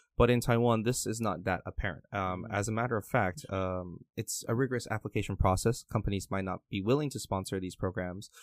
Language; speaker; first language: English; early bilingual, other home language; Chinese